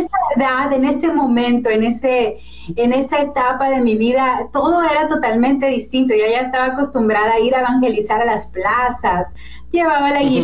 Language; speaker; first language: Spanish; native; Spanish